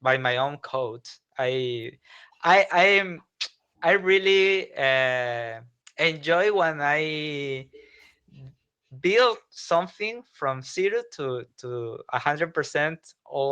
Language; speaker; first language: English; non-native, learner; Spanish